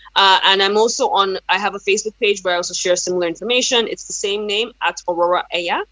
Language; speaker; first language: English; non-native, local second language; Yoruba